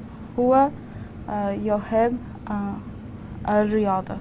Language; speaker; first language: Arabic; non-native, learner; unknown